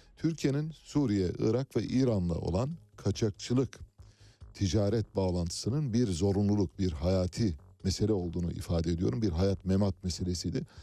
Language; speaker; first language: Turkish; native; Turkish